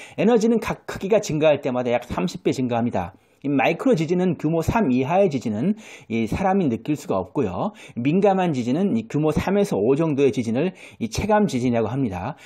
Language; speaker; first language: Korean; native; Korean